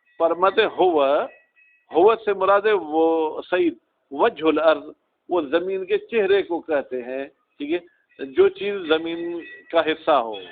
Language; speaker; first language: Urdu; non-native, local second language; Sindhi